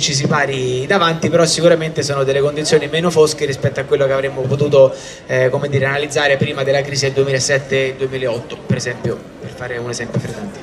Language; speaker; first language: Italian; native; Italian